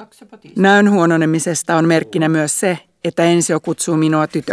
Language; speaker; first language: Finnish; native; Finnish